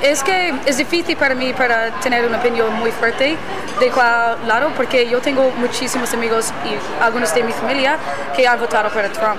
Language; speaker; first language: Spanish; non-native, learner; English